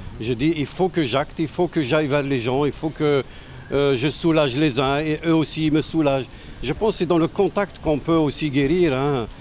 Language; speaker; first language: French; non-native, local second language; Arabic